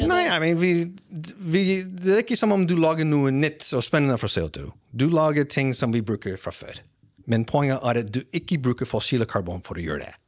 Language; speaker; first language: Norwegian; non-native, fluent; English